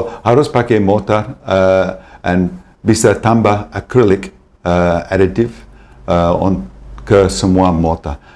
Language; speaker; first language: Indonesian; non-native, fluent; English